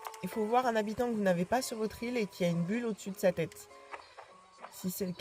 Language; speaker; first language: French; native; French